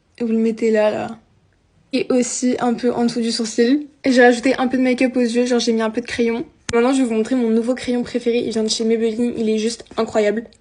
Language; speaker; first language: French; native; French